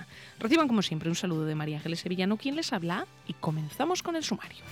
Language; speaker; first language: Spanish; native; Spanish